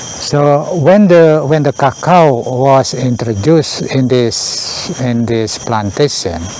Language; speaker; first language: English; non-native, learner; Indonesian